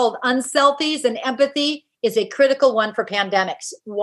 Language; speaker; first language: English; native; English